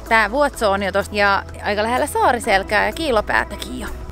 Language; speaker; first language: Finnish; native; Finnish